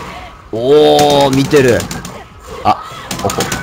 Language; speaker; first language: Japanese; native; Japanese